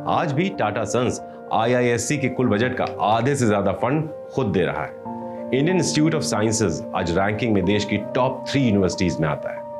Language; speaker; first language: Hindi; native; Hindi